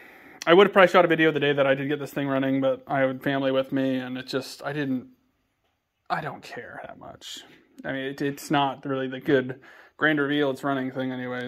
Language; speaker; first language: English; native; English